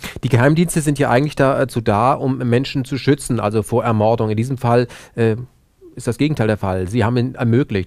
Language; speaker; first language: German; native; German